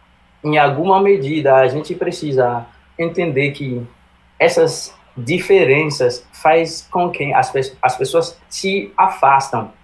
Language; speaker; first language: Portuguese; non-native, fluent; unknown